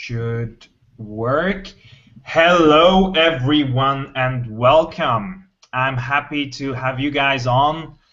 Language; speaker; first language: English; non-native, fluent; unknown